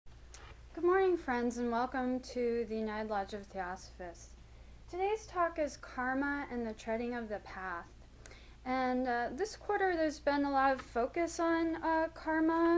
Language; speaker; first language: English; native; English